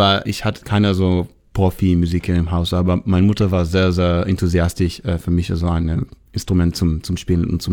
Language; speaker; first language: German; non-native, learner; Hebrew